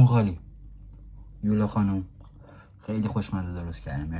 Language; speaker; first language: Persian; native; Persian